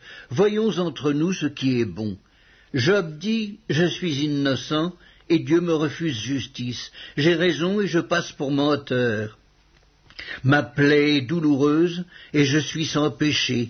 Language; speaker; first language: French; native; French